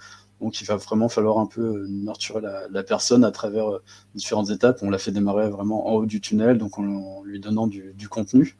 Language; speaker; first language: French; native; French